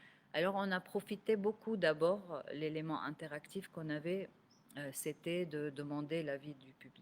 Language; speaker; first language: French; non-native, local second language; Arabic